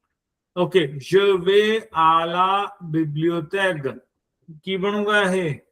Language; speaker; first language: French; non-native, fluent; Punjabi